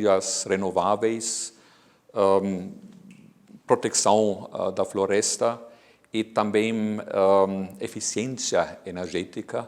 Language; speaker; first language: Portuguese; non-native, fluent; German